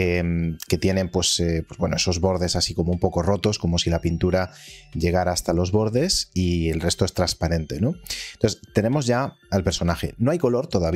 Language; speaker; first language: Spanish; native; Spanish